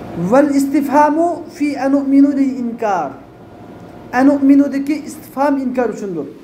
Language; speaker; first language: Arabic; non-native, fluent; Uyghur